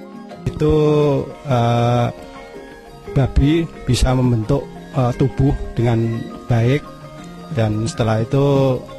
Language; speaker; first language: Indonesian; non-native, local second language; Javanese